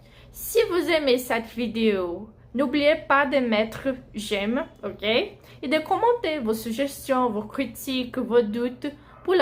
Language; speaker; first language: French; non-native, fluent; Portuguese